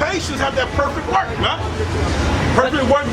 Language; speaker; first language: English; native; English